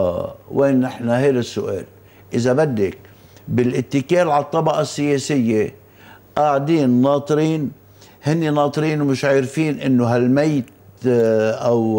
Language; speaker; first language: Arabic; native; Arabic